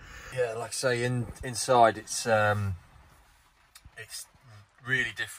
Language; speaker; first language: English; native; English